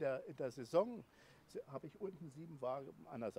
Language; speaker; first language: German; native; German